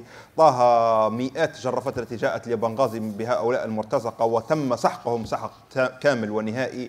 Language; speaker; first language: Arabic; native; Arabic